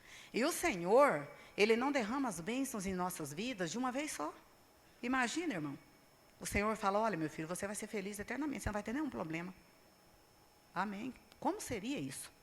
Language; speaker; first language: Portuguese; native; Portuguese